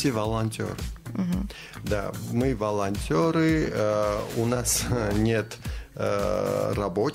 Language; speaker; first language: Russian; non-native, fluent; Armenian